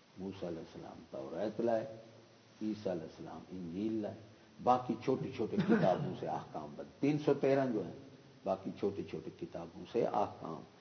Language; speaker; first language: Urdu; non-native, local second language; Punjabi